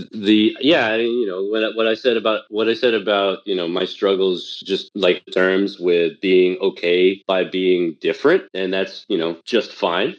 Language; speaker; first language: English; early bilingual, other home language; Chinese